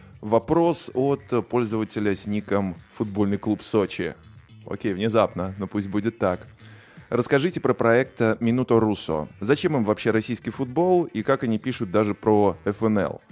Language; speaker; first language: Russian; native; Russian